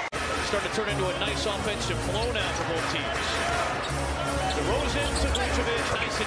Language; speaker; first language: English; native; English